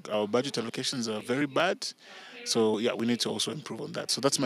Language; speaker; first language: English; non-native, local second language; Bemba